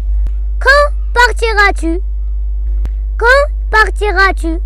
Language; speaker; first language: French; non-native, local second language; Arabic